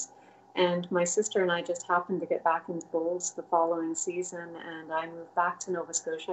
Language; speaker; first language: English; native; English